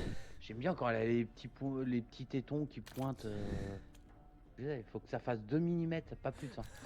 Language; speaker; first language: French; native; French